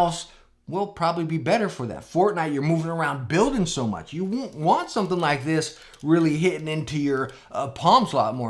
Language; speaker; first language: English; native; English